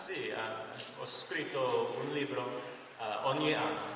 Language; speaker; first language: Italian; non-native, learner; English